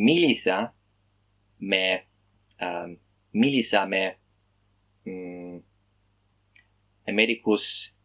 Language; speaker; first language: Greek; non-native, learner; English